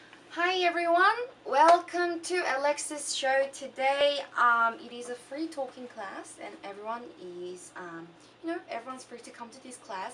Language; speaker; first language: English; early bilingual, other home language; Korean